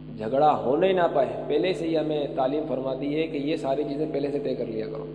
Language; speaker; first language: Urdu; native; Urdu